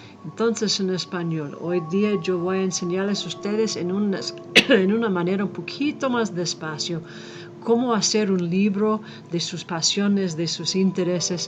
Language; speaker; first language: Spanish; non-native, fluent; English